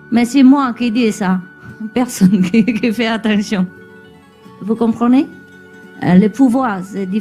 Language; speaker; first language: French; non-native, learner; Vietnamese